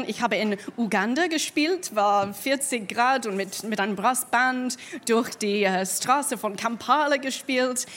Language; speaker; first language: German; non-native, learner; English